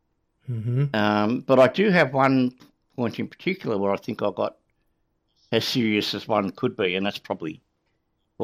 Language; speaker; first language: English; native; English